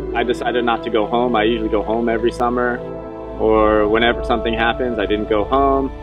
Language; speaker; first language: English; native; English